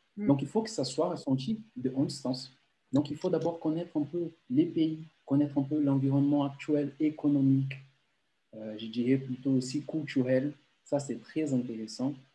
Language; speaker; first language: French; non-native, fluent; Portuguese